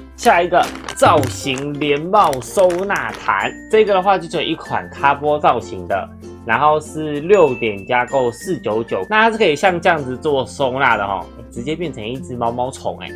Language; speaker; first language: Chinese; native; Chinese